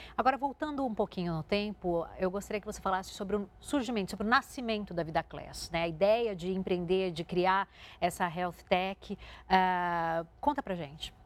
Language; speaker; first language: Portuguese; native; Portuguese